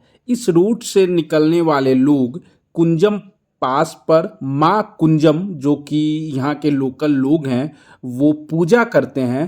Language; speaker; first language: Hindi; native; Hindi